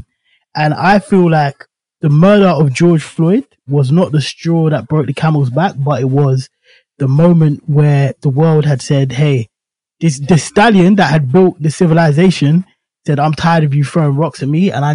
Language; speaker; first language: English; native; English